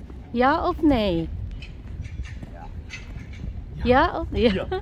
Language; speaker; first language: Dutch; non-native, learner; Filipino